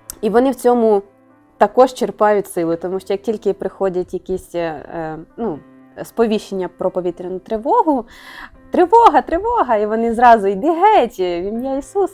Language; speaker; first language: Ukrainian; native; Ukrainian